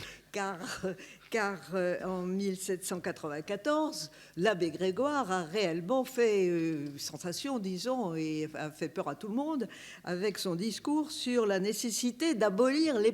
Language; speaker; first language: French; native; French